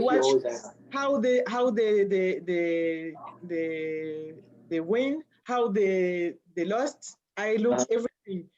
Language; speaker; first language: English; non-native, learner; French